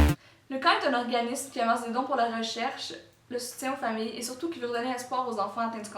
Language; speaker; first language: French; native; French